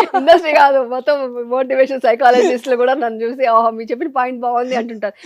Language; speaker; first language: Telugu; native; Telugu